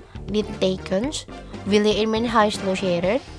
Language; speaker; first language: Dutch; non-native, learner; Indonesian